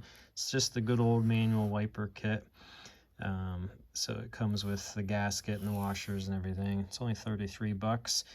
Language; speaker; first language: English; native; English